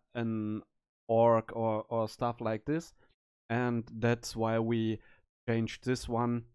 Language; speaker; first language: English; non-native, learner; German